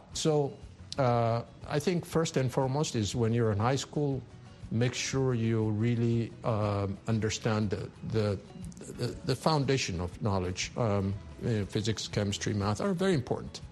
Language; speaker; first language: English; non-native, fluent; Amharic